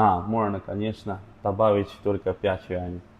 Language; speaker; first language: Russian; non-native, learner; Chinese